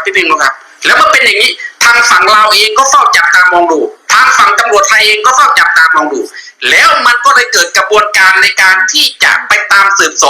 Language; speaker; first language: Thai; native; Thai